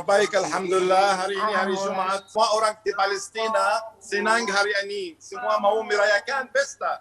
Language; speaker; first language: Indonesian; non-native, learner; Arabic